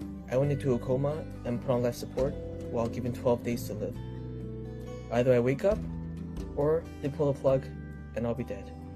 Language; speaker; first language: English; early bilingual, other home language; Chinese